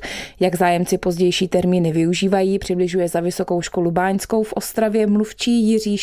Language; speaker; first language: Czech; native; Czech